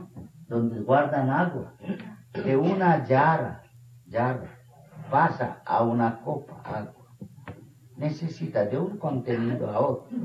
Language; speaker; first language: Spanish; non-native, fluent; Bangla